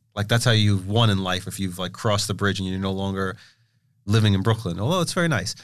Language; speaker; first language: English; native; English